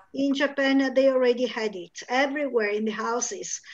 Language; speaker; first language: English; non-native, fluent; Italian